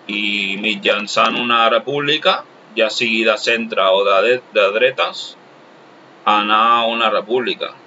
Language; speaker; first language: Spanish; non-native, local second language; Catalan